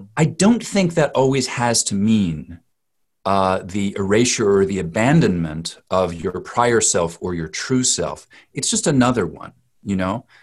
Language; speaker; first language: English; native; English